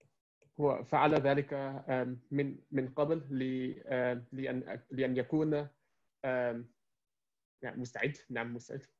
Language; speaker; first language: Arabic; non-native, learner; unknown